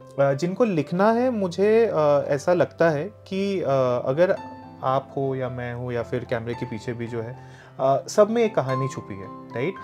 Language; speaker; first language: Hindi; non-native, local second language; Bangla